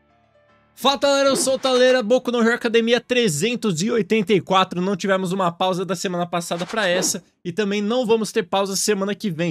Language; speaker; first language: Portuguese; native; Portuguese